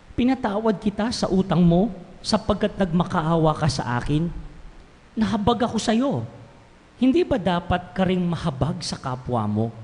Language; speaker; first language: Filipino; non-native, local second language; Pampanga